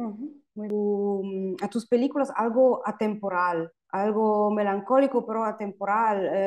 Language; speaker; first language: Spanish; non-native, fluent; German